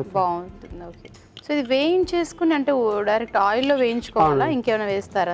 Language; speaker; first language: Telugu; native; Telugu